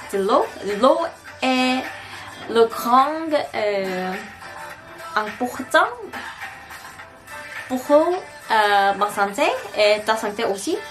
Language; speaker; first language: French; non-native, learner; Korean